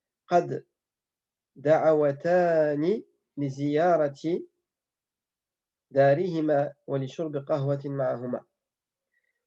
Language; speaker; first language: Arabic; non-native, fluent; French